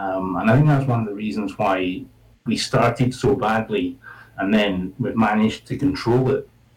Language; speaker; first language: English; native; English